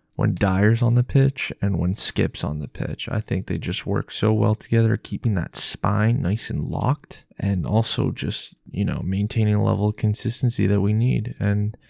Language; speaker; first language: English; native; English